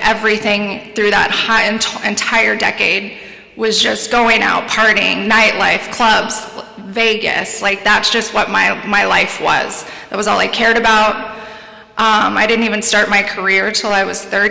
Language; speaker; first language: English; native; English